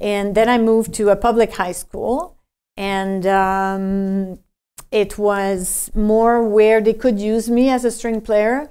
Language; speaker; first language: English; non-native, fluent; French